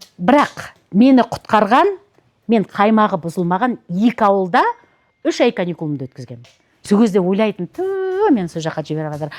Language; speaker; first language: Kazakh; non-native, local second language; Russian